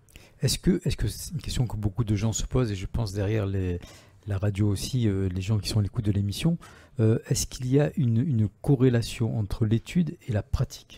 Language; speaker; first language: French; native; French